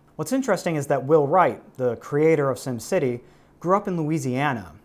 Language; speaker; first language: English; native; English